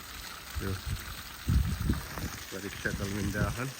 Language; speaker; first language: Arabic; non-native, learner; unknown